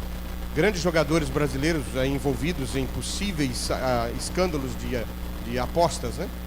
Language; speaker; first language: Portuguese; native; Portuguese